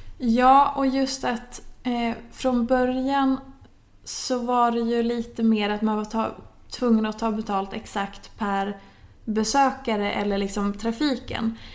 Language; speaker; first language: Swedish; native; Swedish